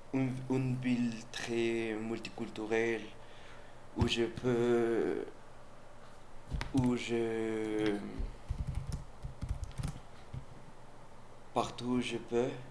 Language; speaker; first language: French; non-native, learner; Spanish